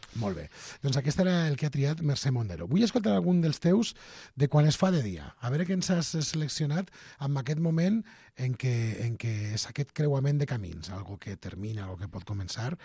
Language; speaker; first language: Catalan; native; Catalan